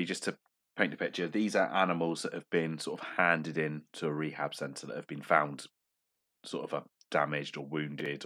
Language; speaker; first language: English; native; English